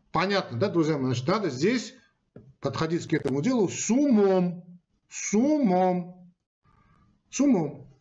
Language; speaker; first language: Russian; non-native, local second language; Armenian